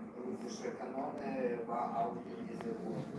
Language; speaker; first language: German; non-native, learner; Ukrainian